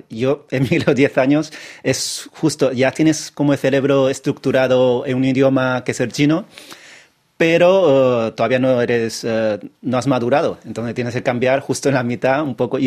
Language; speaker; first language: Spanish; early bilingual, other home language; Chinese